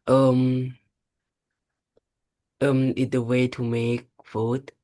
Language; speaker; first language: English; non-native, learner; Thai